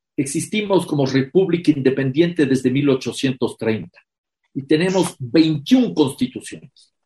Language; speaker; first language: Spanish; native; Spanish